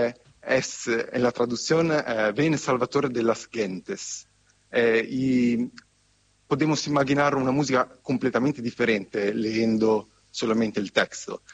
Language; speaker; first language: Spanish; non-native, fluent; Italian